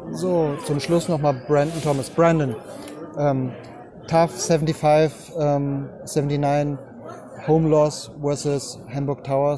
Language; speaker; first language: German; native; German